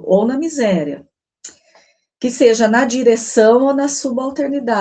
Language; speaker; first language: Portuguese; native; Portuguese